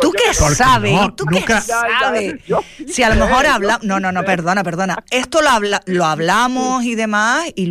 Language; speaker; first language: Spanish; native; Spanish